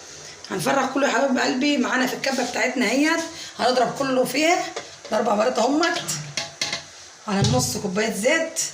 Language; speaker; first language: Arabic; native; Arabic